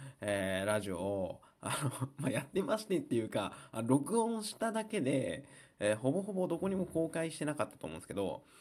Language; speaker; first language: Japanese; native; Japanese